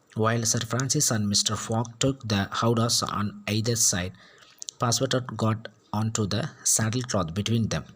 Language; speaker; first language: English; non-native, local second language; Tamil